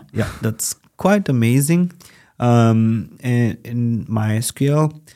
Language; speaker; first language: English; non-native, fluent; Bulgarian